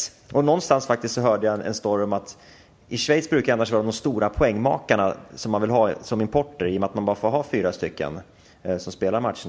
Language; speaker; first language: Swedish; native; Swedish